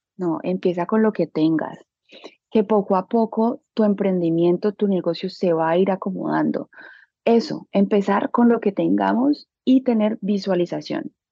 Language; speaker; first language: Spanish; native; Spanish